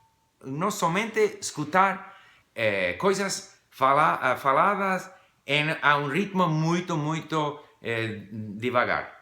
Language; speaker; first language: Portuguese; non-native, fluent; English